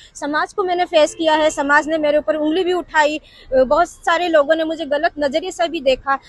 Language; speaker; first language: Hindi; non-native, local second language; Odia